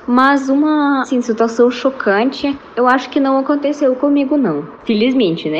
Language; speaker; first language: Portuguese; non-native, fluent; Russian